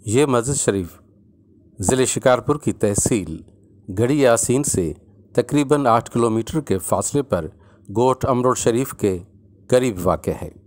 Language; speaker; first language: Urdu; non-native, local second language; Sindhi